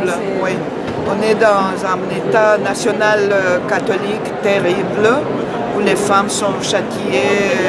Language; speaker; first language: French; non-native, fluent; Spanish